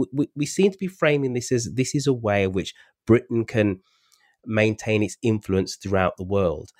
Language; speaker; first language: English; native; English